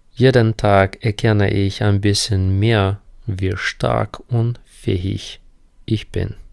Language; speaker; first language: German; non-native, fluent; Ukrainian